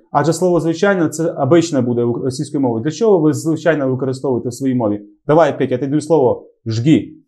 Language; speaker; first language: Ukrainian; native; Ukrainian